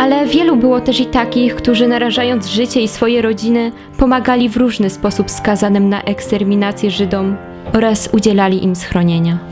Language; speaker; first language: Polish; native; Polish